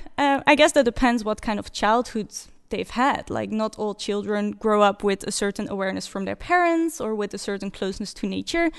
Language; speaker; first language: English; non-native, fluent; Dutch